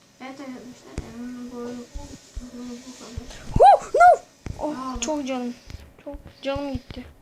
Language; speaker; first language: Turkish; native; Turkish